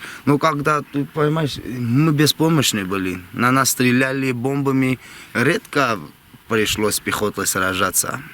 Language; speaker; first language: Russian; non-native, local second language; Armenian